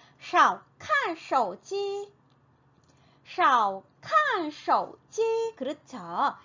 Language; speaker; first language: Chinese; non-native, fluent; Korean